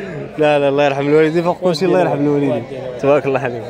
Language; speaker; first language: Arabic; native; Arabic